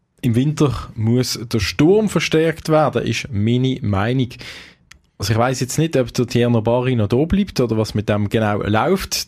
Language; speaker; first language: German; native; German